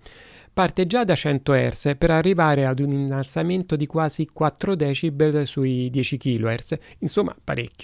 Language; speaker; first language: Italian; native; Italian